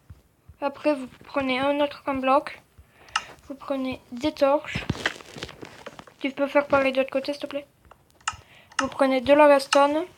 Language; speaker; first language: French; native; French